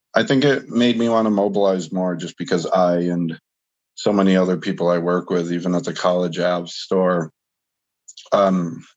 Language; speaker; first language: English; native; English